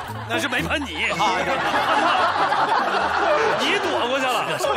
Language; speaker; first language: Chinese; native; Chinese